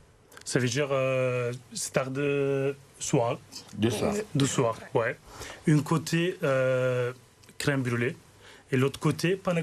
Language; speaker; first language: French; non-native, learner; Turkish